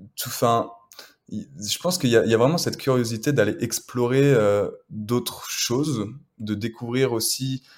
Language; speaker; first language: French; native; French